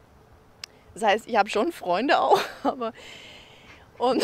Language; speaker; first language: German; non-native, local second language; English